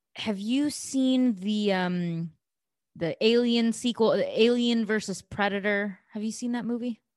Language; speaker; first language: English; native; English